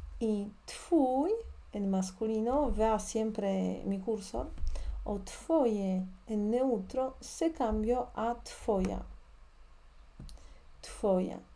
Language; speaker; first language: Spanish; non-native, fluent; Polish